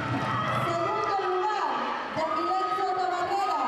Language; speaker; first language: Spanish; native; Spanish